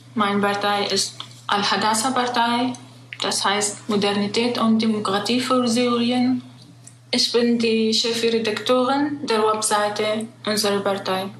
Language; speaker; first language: German; non-native, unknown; Arabic